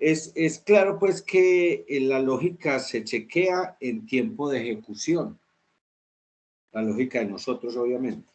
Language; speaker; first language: Spanish; native; Spanish